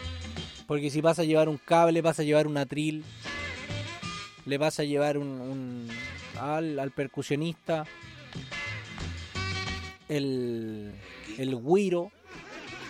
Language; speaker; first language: Spanish; native; Spanish